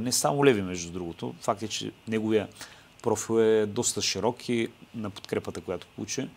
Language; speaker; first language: Bulgarian; native; Bulgarian